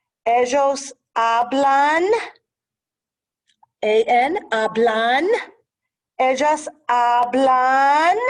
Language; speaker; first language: Spanish; non-native, fluent; English